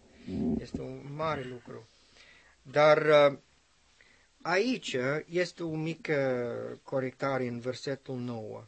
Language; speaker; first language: Romanian; non-native, learner; English